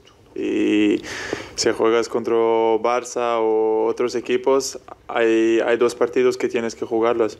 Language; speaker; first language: Spanish; non-native, fluent; German